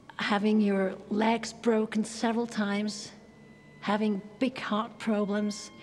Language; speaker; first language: English; non-native, fluent; German